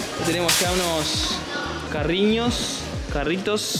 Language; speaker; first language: Spanish; native; Spanish